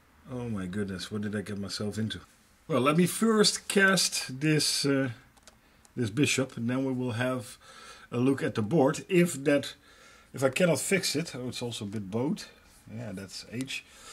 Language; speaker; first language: English; non-native, fluent; Dutch